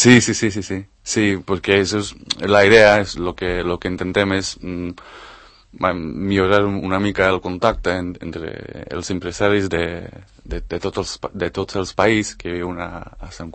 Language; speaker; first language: Catalan; non-native, fluent; Spanish